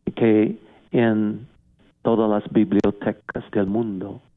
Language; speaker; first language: Spanish; non-native, fluent; English